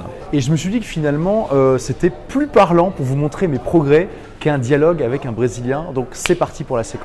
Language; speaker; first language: French; native; French